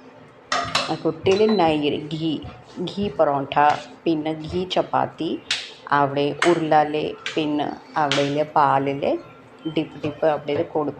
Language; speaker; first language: Malayalam; non-native, learner; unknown